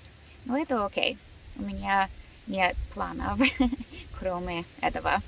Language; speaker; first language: Russian; non-native, learner; English